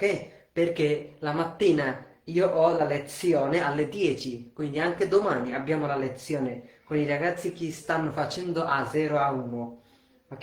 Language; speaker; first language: Italian; non-native, fluent; Bangla